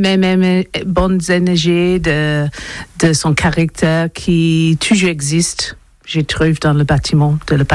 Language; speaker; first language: French; non-native, learner; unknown